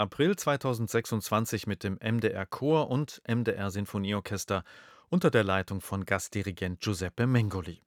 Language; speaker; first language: German; native; German